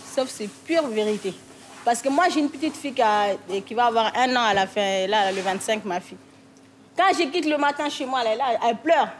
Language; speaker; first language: French; native; French